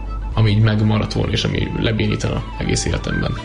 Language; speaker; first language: Hungarian; native; Hungarian